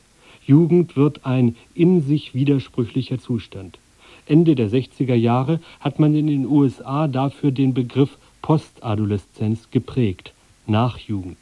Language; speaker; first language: German; native; German